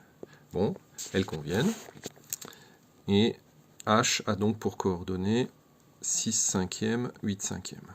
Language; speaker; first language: French; native; French